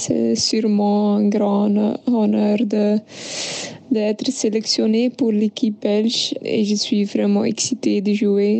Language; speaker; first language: French; non-native, local second language; Dutch